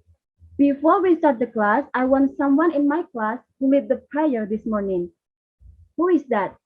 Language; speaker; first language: English; non-native, fluent; Indonesian